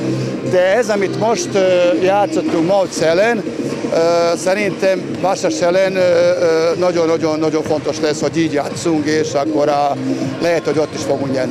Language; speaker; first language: Hungarian; non-native, learner; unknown